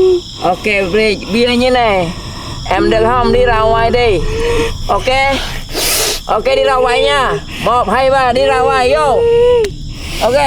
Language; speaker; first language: Vietnamese; non-native, learner; Indonesian